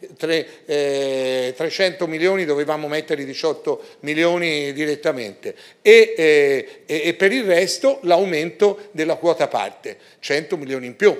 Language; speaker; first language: Italian; native; Italian